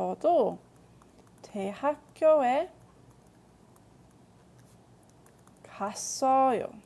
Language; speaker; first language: Korean; non-native, fluent; English